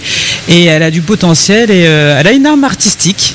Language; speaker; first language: French; native; French